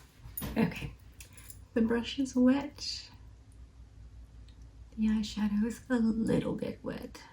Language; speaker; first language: English; native; English